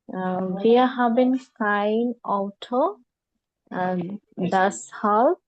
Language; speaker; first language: German; non-native, learner; Bangla